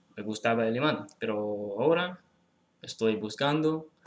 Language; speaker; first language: Spanish; non-native, fluent; English